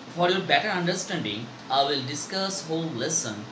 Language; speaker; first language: English; non-native, local second language; Bangla